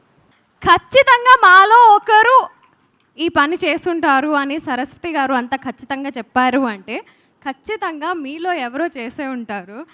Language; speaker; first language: Telugu; native; Telugu